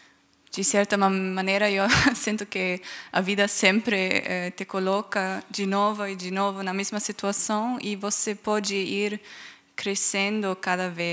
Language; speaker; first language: Portuguese; non-native, fluent; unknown